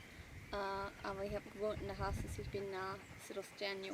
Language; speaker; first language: German; early bilingual, heritage; Pennsylvania German